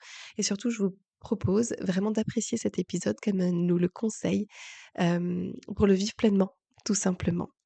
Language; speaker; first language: French; native; French